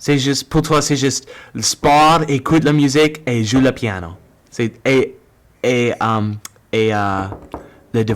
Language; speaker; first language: French; non-native, learner; English